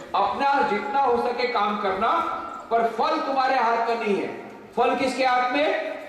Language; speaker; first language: Hindi; non-native, local second language; Gujarati